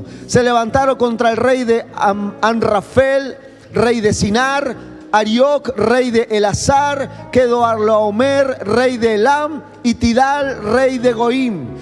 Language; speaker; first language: Spanish; native; Spanish